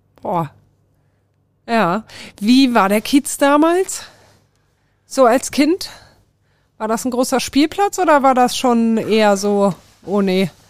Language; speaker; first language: German; native; German